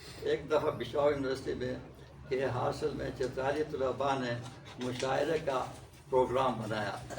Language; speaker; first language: Urdu; non-native, local second language; Khowar